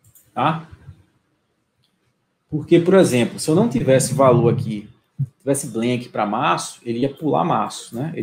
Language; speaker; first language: Portuguese; native; Portuguese